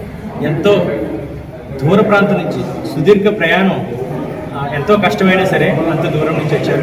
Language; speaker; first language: Telugu; native; Telugu